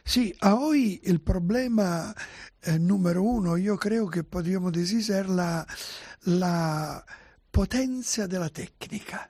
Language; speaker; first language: Spanish; non-native, fluent; Italian